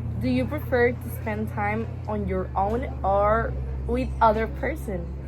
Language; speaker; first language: English; non-native, learner; Spanish